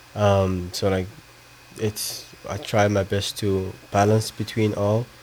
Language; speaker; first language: English; non-native, fluent; Somali